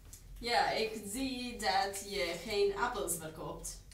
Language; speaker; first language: Dutch; non-native, learner; English